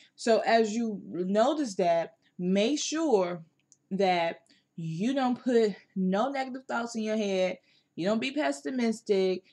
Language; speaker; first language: English; native; English